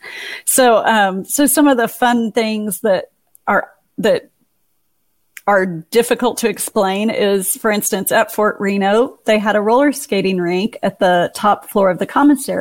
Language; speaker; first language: English; native; English